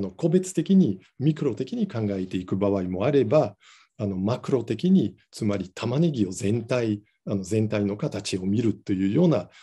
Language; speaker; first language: Japanese; non-native, fluent; Dutch